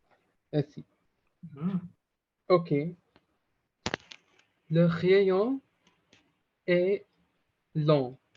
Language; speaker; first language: French; non-native, learner; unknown